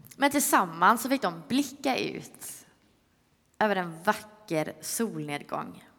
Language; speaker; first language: Swedish; native; Swedish